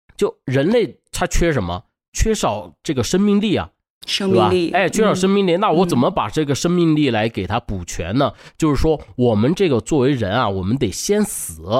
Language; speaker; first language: Chinese; native; Chinese